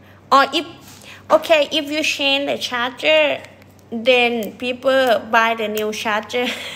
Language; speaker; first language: English; non-native, learner; Thai